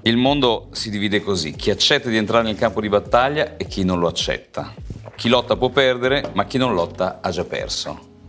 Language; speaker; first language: Italian; native; Italian